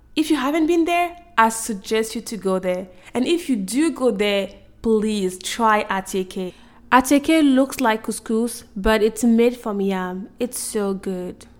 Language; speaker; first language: English; non-native, fluent; French